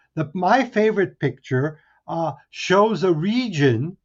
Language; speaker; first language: English; early bilingual, other home language; Hungarian